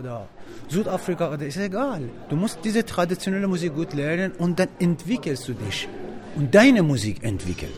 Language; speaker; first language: German; non-native, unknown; Persian